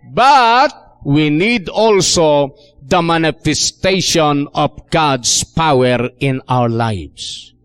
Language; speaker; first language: English; non-native, local second language; Filipino